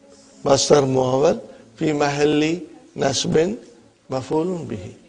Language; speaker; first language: Arabic; non-native, fluent; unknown